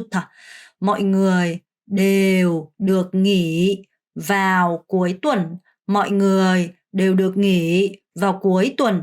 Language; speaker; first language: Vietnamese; non-native, fluent; Korean